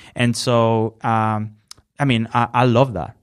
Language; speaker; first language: English; non-native, fluent; Spanish